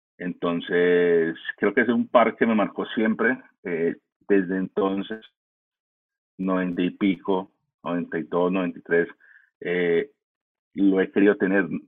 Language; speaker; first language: Spanish; early bilingual, heritage; Spanish